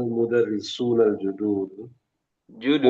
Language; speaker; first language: Arabic; non-native, learner; Indonesian